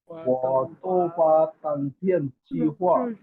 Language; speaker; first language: Chinese; non-native, learner; Bangla